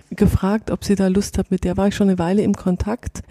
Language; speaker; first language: German; native; German